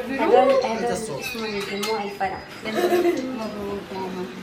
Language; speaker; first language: Arabic; native; Arabic